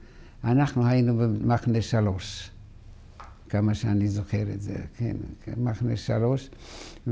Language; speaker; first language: Hebrew; non-native, fluent; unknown